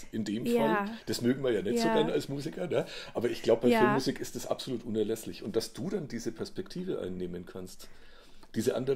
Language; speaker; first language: German; native; German